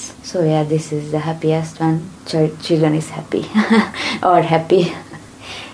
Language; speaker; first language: English; non-native, learner; Romanian